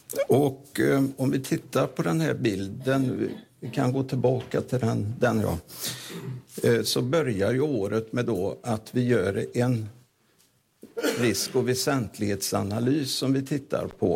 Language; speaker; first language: Swedish; native; Swedish